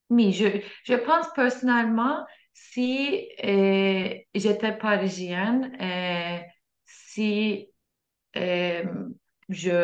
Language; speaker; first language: French; non-native, learner; Turkish